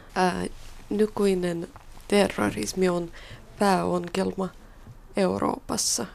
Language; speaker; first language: Finnish; non-native, learner; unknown